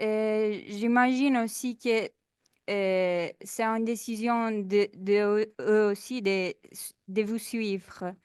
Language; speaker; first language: French; non-native, fluent; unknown